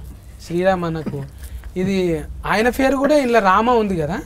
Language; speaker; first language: Telugu; native; Telugu